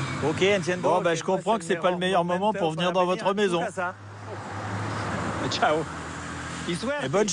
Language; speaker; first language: French; native; French